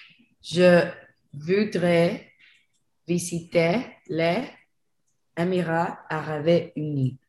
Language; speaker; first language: French; non-native, learner; Spanish